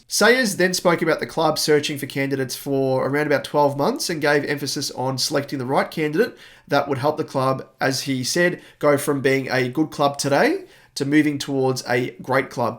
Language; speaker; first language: English; native; English